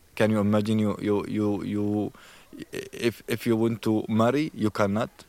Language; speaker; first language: English; non-native, learner; Arabic